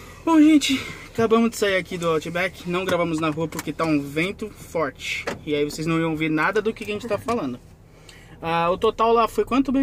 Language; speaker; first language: Portuguese; native; Portuguese